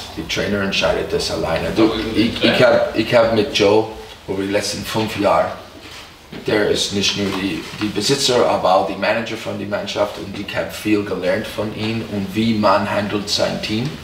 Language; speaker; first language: German; non-native, fluent; English